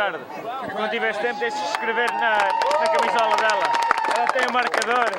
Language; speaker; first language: Portuguese; native; Portuguese